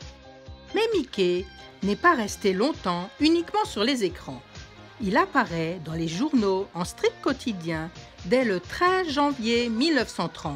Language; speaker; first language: French; native; French